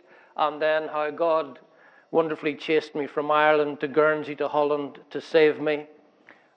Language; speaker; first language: English; native; English